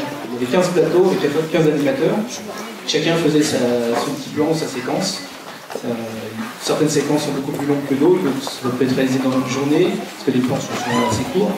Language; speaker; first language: French; native; French